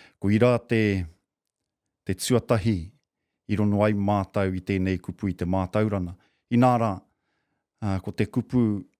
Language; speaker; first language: Māori; native; Māori